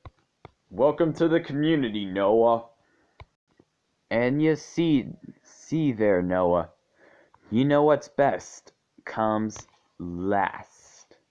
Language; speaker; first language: English; native; English